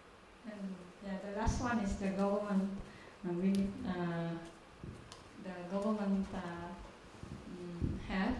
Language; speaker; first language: English; non-native, learner; Vietnamese